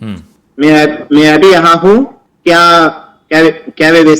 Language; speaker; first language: Hindi; non-native, learner; Telugu